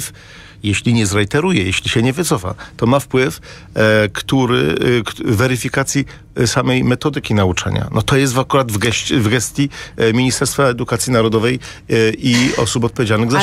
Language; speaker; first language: Polish; native; Polish